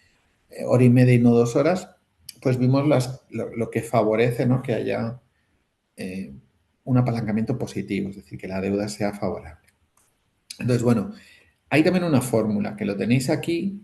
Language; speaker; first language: Spanish; native; Spanish